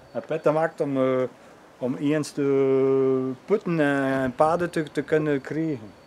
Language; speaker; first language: Dutch; non-native, local second language; French